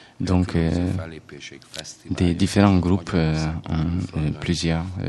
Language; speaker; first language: French; non-native, fluent; Hungarian